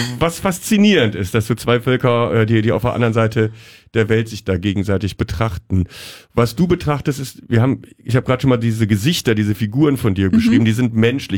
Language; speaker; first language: German; native; German